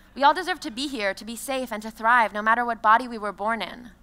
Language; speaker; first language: English; non-native, fluent; French